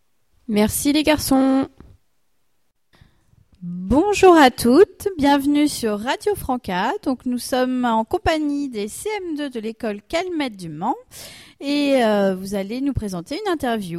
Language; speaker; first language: French; native; French